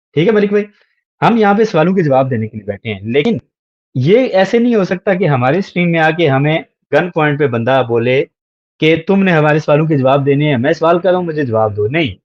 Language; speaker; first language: Urdu; native; Urdu